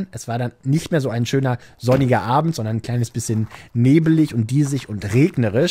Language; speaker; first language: German; native; German